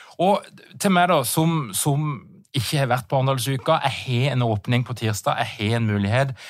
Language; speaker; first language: Norwegian; native; Norwegian